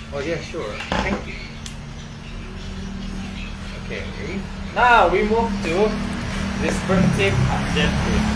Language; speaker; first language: English; non-native, learner; Indonesian